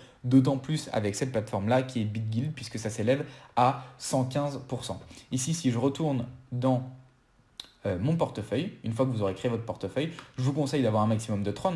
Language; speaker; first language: French; native; French